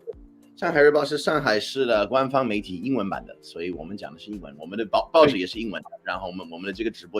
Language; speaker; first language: Chinese; non-native, fluent; English